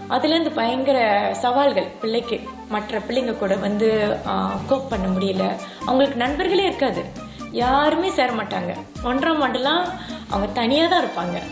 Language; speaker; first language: Tamil; native; Tamil